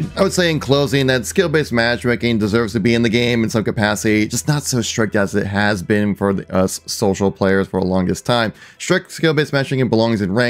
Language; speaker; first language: English; native; English